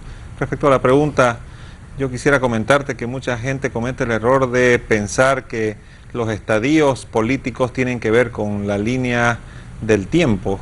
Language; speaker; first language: Spanish; native; Spanish